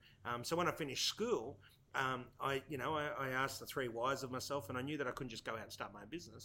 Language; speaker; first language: English; native; English